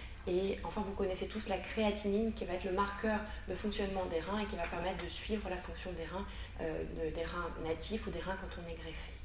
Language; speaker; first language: French; native; French